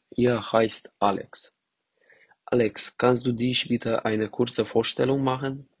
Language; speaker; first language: German; non-native, learner; Romanian